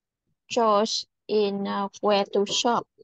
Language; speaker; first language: English; non-native, learner; Vietnamese